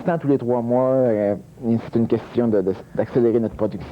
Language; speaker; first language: French; native; French